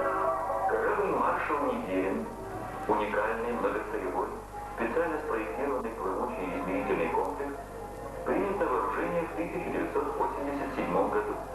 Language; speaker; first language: Russian; native; Russian